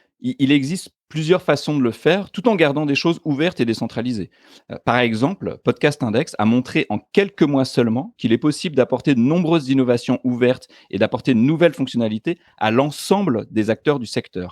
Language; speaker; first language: French; native; French